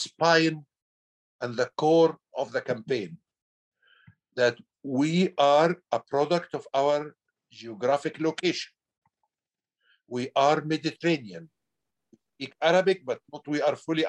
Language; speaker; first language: English; non-native, fluent; Arabic